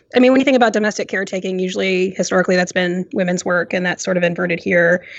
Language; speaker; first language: English; native; English